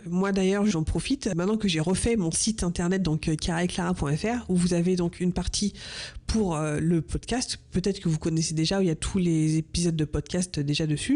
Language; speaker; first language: French; native; French